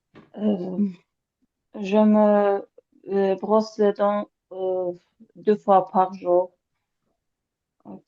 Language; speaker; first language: French; non-native, learner; Azerbaijani